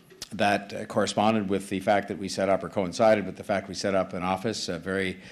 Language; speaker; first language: English; native; English